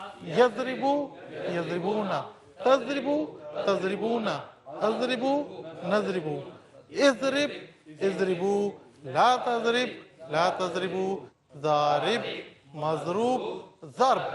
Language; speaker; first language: Arabic; non-native, learner; Urdu